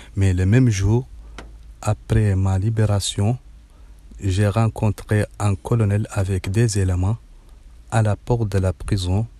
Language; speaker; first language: French; non-native, learner; Arabic